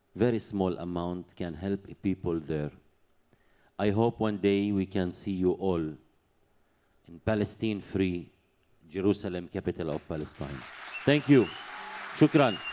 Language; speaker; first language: English; non-native, fluent; Arabic